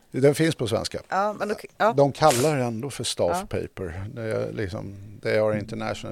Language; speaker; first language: Swedish; native; Swedish